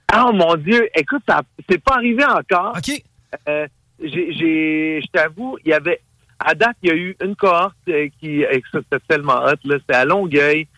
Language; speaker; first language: French; native; French